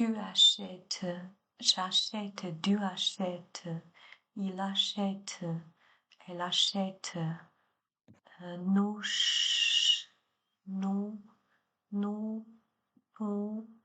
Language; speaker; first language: French; non-native, learner; Chinese